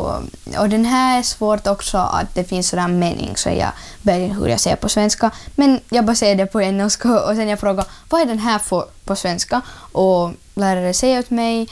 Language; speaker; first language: Swedish; non-native, learner; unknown